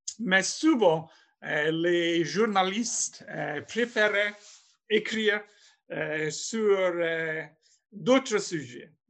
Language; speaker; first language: French; non-native, fluent; English